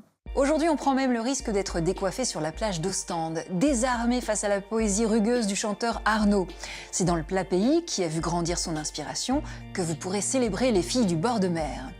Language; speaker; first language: French; native; French